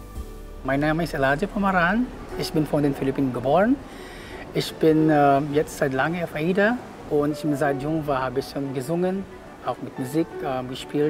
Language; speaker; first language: German; non-native, learner; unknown